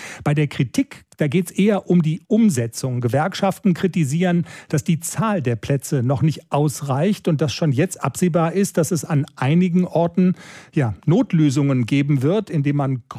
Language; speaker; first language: German; native; German